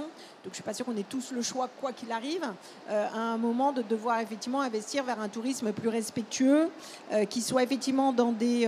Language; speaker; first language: French; native; French